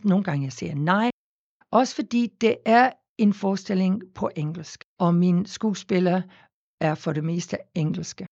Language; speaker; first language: Danish; non-native, fluent; English